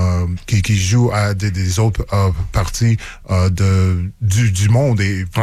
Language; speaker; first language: French; non-native, local second language; English